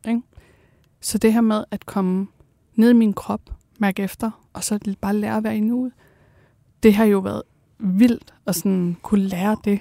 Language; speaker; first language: Danish; early bilingual, other home language; Persian